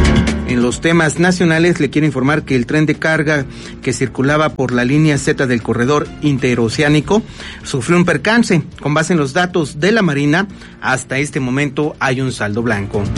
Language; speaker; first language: Spanish; native; Spanish